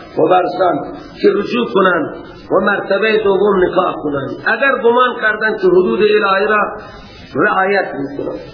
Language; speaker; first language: Persian; native; Persian